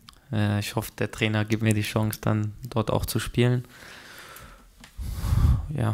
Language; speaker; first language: German; early bilingual, other home language; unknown